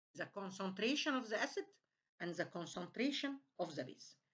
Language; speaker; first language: English; non-native, fluent; Arabic